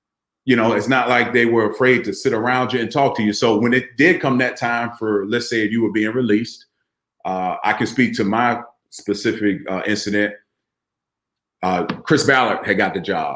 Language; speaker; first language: English; native; English